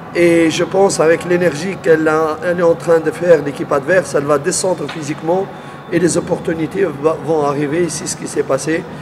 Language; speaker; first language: French; non-native, local second language; Arabic